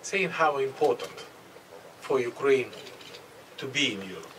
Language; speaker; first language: English; non-native, learner; Ukrainian